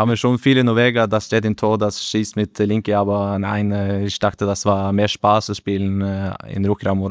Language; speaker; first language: German; non-native, learner; Norwegian